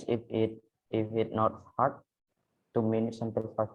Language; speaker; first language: English; non-native, learner; Indonesian